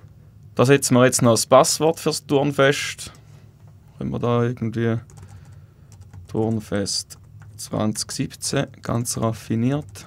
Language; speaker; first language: German; native; German